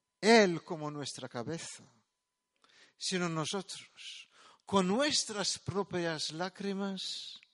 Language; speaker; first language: Spanish; non-native, fluent; Maltese